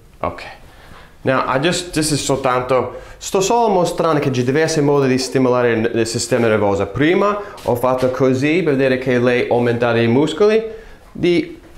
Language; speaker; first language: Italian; non-native, fluent; English